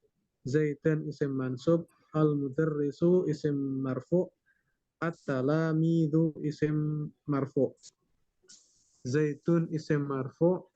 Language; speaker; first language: Arabic; non-native, learner; Indonesian